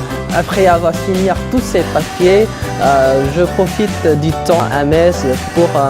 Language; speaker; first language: French; non-native, fluent; Vietnamese